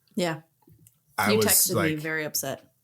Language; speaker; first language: English; native; English